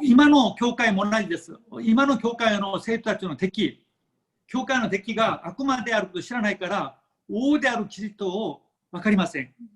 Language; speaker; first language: Japanese; non-native, fluent; Korean